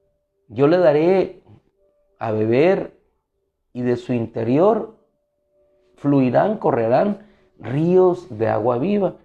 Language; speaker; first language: Spanish; native; Spanish